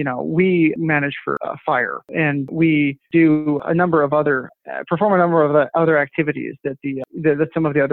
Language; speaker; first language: English; native; English